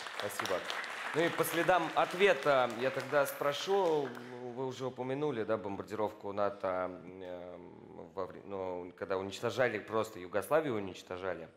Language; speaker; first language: Russian; native; Russian